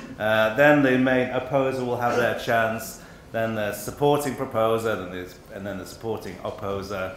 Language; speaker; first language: English; native; English